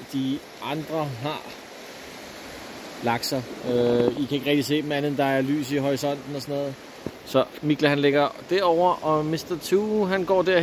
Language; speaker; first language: Danish; native; Danish